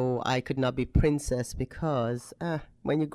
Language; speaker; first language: English; non-native, local second language; Yoruba